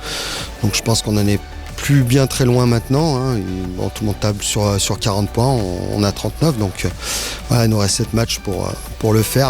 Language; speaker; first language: French; native; French